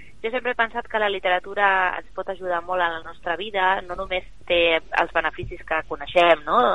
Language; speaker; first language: Catalan; native; Catalan